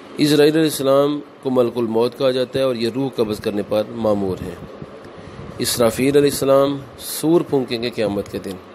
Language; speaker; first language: Urdu; non-native, local second language; Punjabi